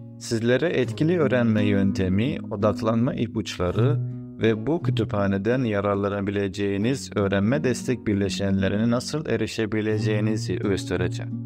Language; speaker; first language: Turkish; non-native, fluent; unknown